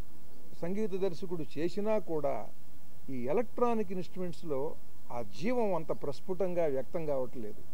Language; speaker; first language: Telugu; native; Telugu